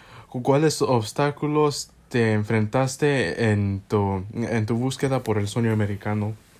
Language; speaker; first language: Spanish; early bilingual, heritage; Spanish